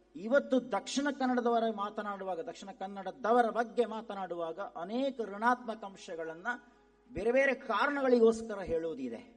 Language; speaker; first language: Kannada; non-native, local second language; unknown